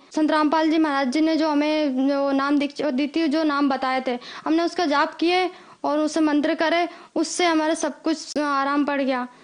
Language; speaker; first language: Hindi; native; Hindi